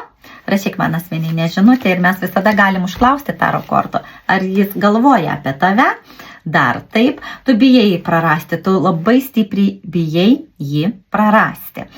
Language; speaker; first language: Lithuanian; native; Lithuanian